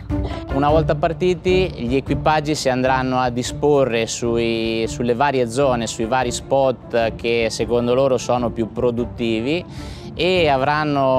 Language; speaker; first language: Italian; native; Italian